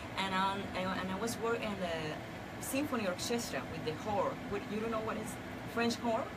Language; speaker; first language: English; non-native, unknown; Spanish